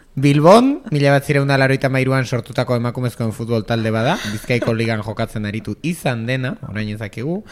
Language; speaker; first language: Basque; native; Basque